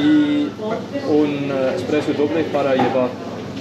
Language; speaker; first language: Spanish; non-native, learner; English